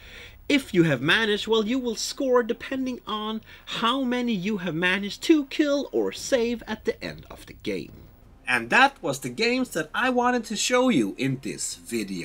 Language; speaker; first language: English; non-native, fluent; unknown